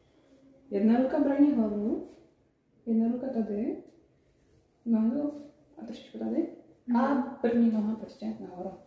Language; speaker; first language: Czech; non-native, learner; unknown